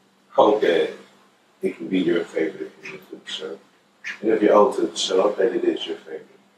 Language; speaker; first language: English; native; English